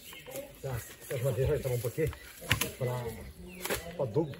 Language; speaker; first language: Portuguese; native; Portuguese